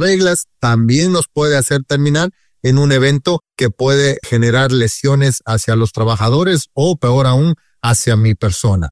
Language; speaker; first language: Spanish; native; Spanish